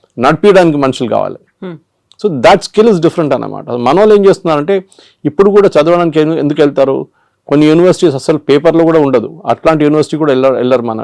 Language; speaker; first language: Telugu; non-native, local second language; Malayalam